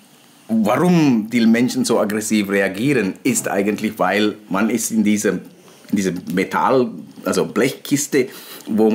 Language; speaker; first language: German; non-native, fluent; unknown